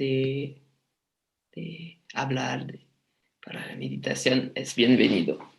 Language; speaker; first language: Spanish; non-native, learner; French